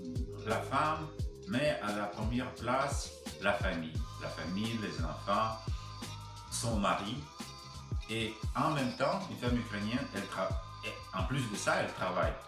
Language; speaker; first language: French; non-native, fluent; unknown